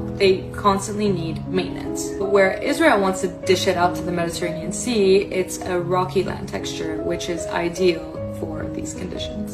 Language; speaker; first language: English; native; English